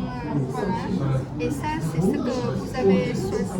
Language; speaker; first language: French; non-native, learner; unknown